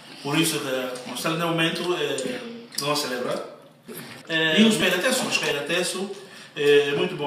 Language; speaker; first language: Portuguese; non-native, local second language; Upper Guinea Crioulo